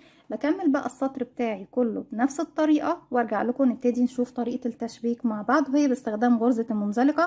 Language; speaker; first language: Arabic; native; Arabic